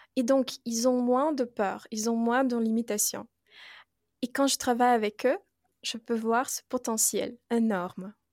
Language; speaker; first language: French; non-native, fluent; Russian